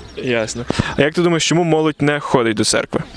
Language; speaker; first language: Ukrainian; native; Ukrainian